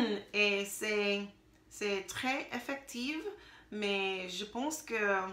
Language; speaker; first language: French; non-native, learner; English